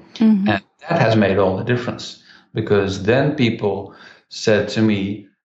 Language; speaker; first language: English; non-native, fluent; Dutch